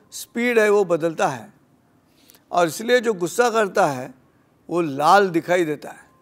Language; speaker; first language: Hindi; non-native, local second language; Marathi